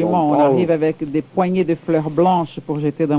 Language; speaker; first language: French; non-native, fluent; Portuguese